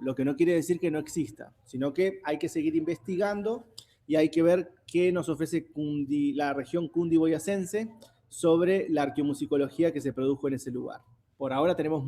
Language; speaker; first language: Spanish; native; Spanish